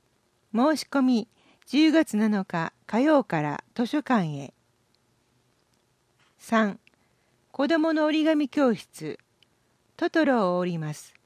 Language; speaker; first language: Japanese; native; Japanese